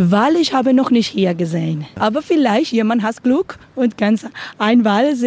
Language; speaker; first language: German; non-native, learner; Spanish